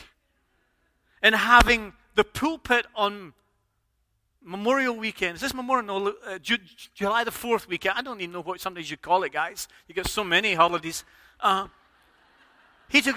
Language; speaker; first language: English; native; English